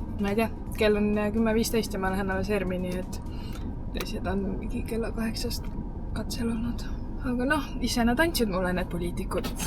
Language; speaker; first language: Estonian; native; Estonian